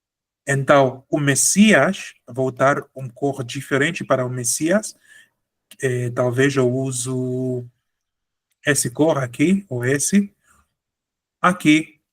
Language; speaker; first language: Portuguese; non-native, fluent; Spanish